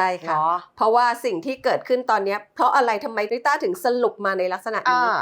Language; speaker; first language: Thai; native; Thai